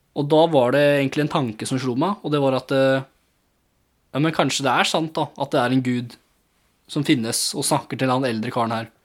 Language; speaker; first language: Norwegian; early bilingual, other home language; English